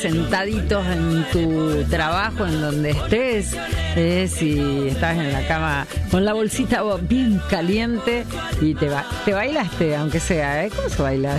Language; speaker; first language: Spanish; native; Spanish